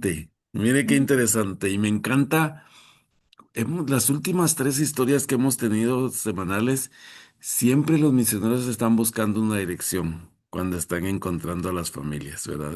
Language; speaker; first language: Spanish; native; Spanish